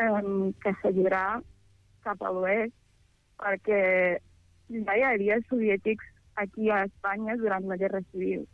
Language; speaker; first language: Catalan; non-native, fluent; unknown